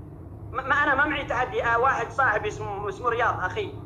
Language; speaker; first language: Arabic; native; Arabic